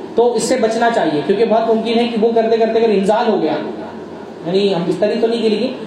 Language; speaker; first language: Urdu; native; Urdu